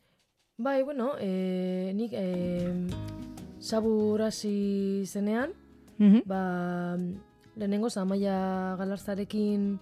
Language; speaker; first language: Basque; non-native, local second language; Spanish